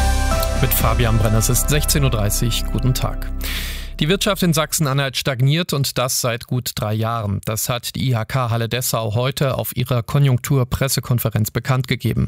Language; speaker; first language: German; native; German